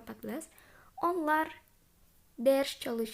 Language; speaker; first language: Turkish; non-native, fluent; Indonesian